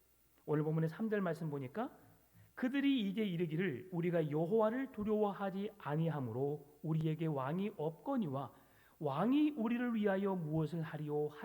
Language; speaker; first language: Korean; native; Korean